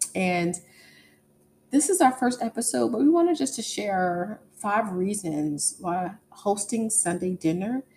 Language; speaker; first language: English; native; English